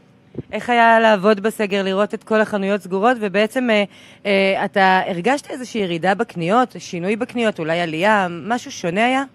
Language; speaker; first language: Hebrew; native; Hebrew